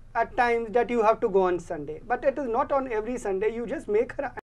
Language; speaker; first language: English; non-native, local second language; Hindi